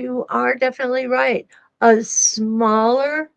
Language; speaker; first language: English; native; English